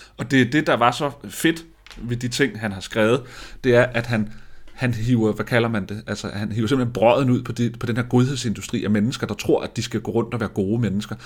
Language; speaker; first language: Danish; native; Danish